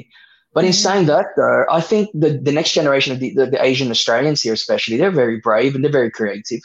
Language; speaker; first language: English; native; English